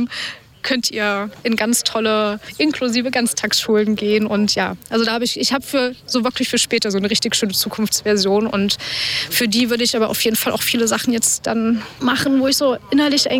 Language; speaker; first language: German; native; German